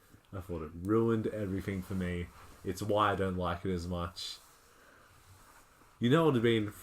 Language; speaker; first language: English; native; English